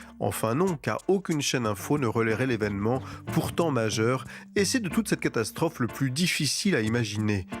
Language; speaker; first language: French; native; French